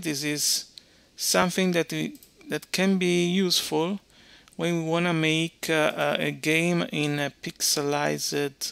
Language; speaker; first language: English; non-native, fluent; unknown